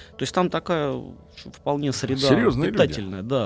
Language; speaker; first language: Russian; native; Russian